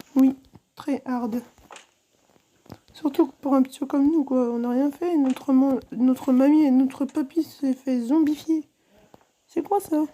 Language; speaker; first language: French; native; French